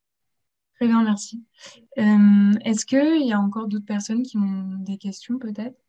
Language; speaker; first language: French; native; French